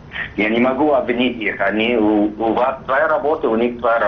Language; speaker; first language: Russian; non-native, fluent; English